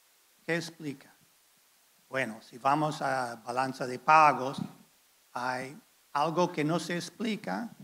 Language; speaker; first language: Spanish; non-native, fluent; English